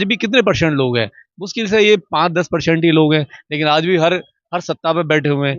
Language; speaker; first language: Hindi; native; Hindi